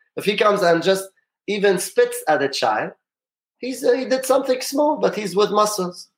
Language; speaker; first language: English; non-native, fluent; Arabic